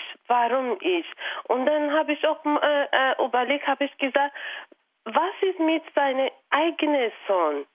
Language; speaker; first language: German; non-native, fluent; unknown